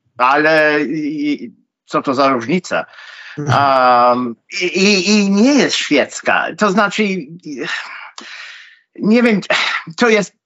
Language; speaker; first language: Polish; non-native, fluent; English